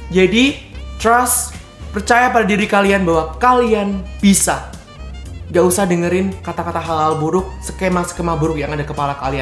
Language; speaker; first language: Indonesian; native; Indonesian